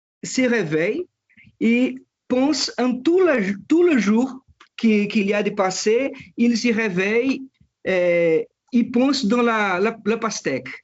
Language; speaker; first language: French; non-native, fluent; Portuguese